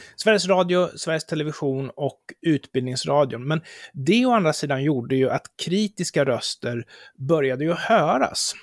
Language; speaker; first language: Swedish; native; Swedish